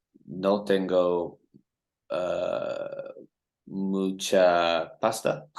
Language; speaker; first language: Spanish; non-native, learner; English